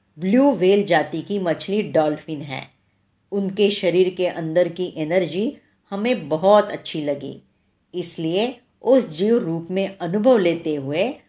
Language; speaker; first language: Hindi; non-native, local second language; Marathi